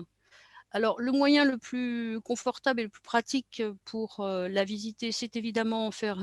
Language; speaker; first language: French; native; French